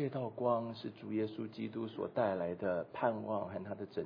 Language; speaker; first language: Chinese; native; Chinese